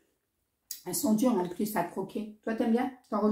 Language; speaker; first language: French; native; French